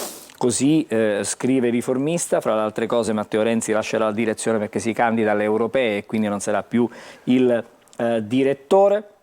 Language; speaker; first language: Italian; native; Italian